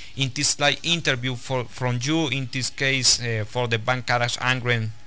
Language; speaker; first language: English; non-native, learner; Spanish